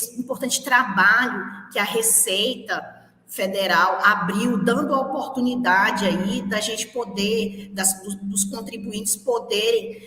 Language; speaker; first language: Portuguese; native; Portuguese